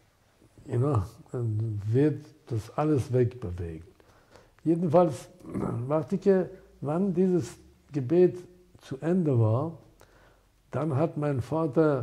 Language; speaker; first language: German; non-native, fluent; Persian